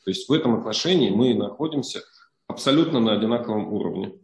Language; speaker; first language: Russian; native; Russian